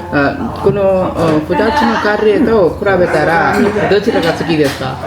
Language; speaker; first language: Japanese; non-native, learner; Telugu